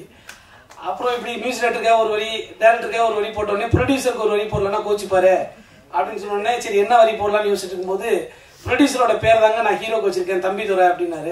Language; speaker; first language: Tamil; native; Tamil